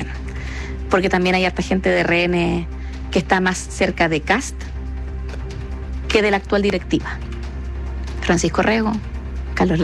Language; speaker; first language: Spanish; native; Spanish